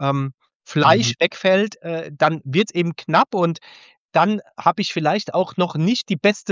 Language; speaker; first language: German; native; German